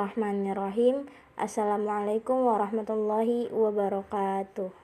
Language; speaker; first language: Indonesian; native; Indonesian